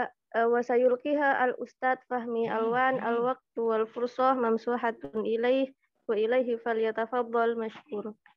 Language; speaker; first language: Arabic; non-native, learner; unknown